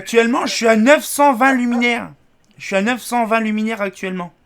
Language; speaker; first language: French; native; French